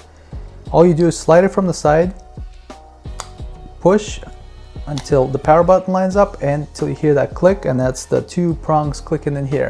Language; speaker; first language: English; native; English